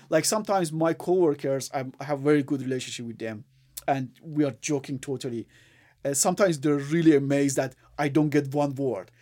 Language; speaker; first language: English; non-native, fluent; Persian